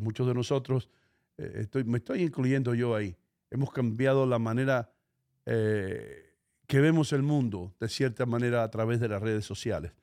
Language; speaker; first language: Spanish; native; Spanish